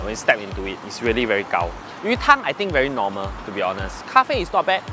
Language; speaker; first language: English; non-native, local second language; Chinese